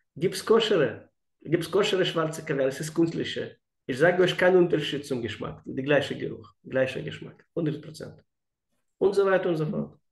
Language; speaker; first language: German; non-native, fluent; Russian